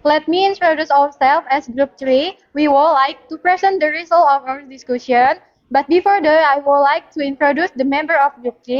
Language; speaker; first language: English; non-native, learner; Indonesian